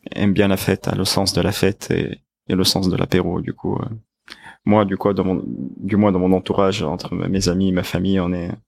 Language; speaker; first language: French; non-native, local second language; Arabic